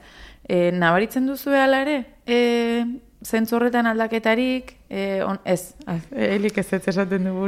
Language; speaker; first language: Basque; native; Basque